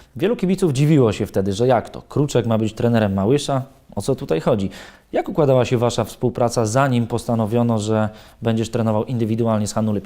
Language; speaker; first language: Polish; native; Polish